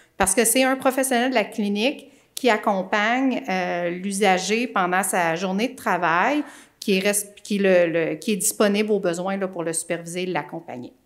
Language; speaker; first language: French; native; French